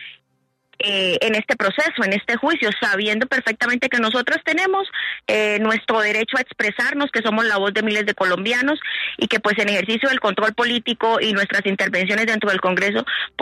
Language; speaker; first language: Spanish; native; Spanish